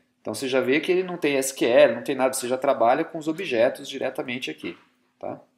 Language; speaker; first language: Portuguese; native; Portuguese